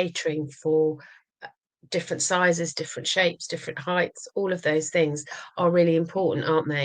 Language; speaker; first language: English; native; English